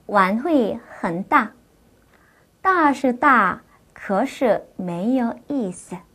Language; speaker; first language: Chinese; non-native, fluent; Korean